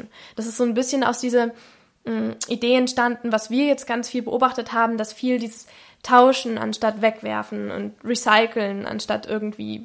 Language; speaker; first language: German; native; German